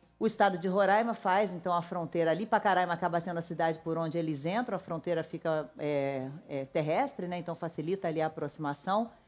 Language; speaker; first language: Portuguese; native; Portuguese